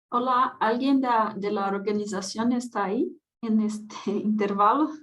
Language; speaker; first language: Spanish; non-native, fluent; Portuguese